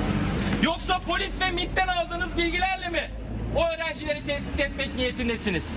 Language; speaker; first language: Turkish; native; Turkish